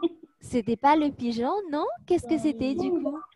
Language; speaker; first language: French; native; French